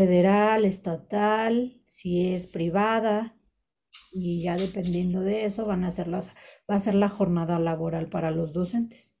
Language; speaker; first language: Spanish; native; Spanish